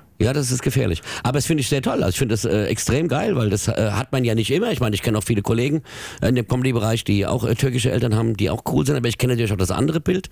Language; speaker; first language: German; native; German